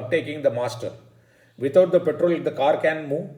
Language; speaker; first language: English; non-native, local second language; Tamil